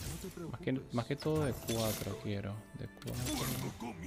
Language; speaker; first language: Spanish; native; Spanish